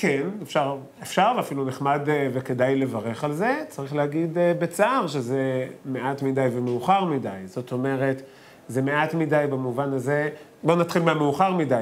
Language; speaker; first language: Hebrew; native; Hebrew